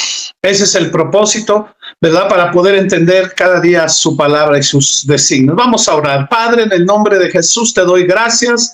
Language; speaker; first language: Spanish; native; Spanish